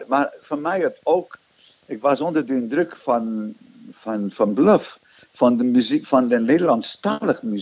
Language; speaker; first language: Dutch; non-native, fluent; Portuguese